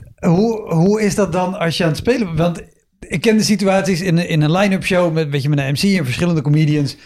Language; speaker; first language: Dutch; native; Dutch